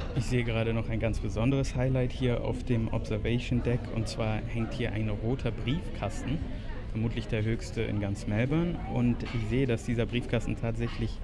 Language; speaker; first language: German; native; German